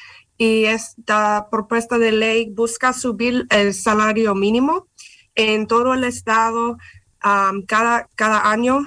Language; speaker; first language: Spanish; non-native, fluent; English